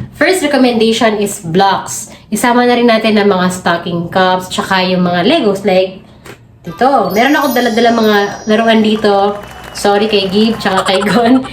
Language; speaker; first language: Filipino; non-native, local second language; Cebuano